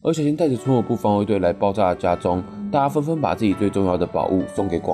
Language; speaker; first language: Chinese; native; Chinese